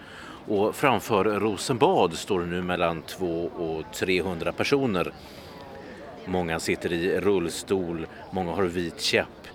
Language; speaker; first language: Swedish; native; Swedish